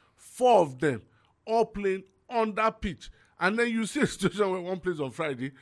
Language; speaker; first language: English; non-native, local second language; Yoruba